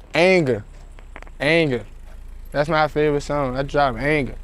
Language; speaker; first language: English; native; English